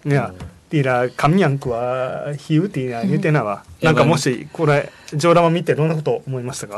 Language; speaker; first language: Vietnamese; non-native, fluent; Japanese